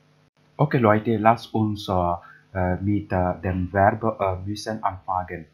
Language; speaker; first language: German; non-native, learner; English